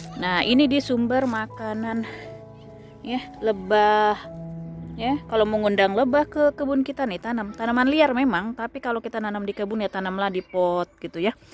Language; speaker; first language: Indonesian; native; Indonesian